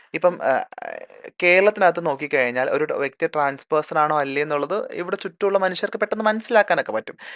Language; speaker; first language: Malayalam; native; Malayalam